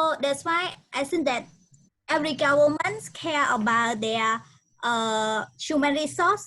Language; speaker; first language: English; non-native, learner; Khmer